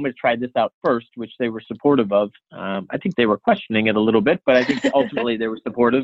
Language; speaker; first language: English; native; English